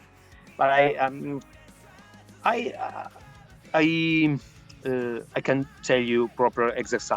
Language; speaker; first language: English; non-native, fluent; Italian